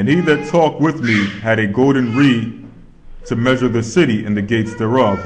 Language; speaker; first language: English; native; English